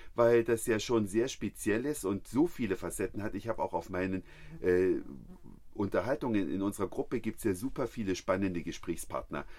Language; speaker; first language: German; native; German